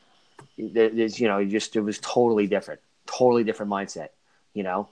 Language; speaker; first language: English; native; English